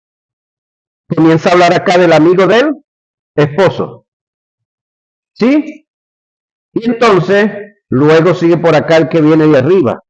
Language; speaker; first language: Spanish; native; Spanish